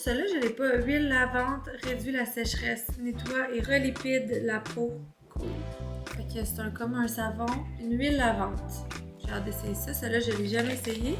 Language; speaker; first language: French; native; French